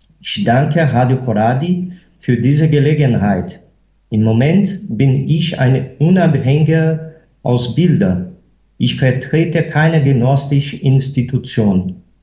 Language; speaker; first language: German; non-native, fluent; Portuguese